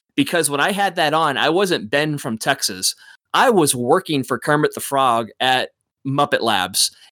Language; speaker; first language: English; native; English